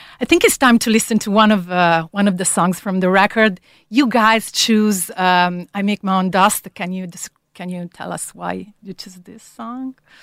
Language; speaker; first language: English; non-native, fluent; Italian